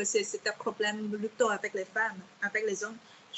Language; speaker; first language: French; non-native, fluent; Vietnamese